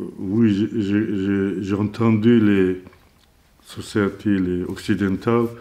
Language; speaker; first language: French; non-native, learner; Azerbaijani